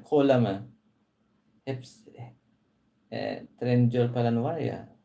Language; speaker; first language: Turkish; non-native, learner; Filipino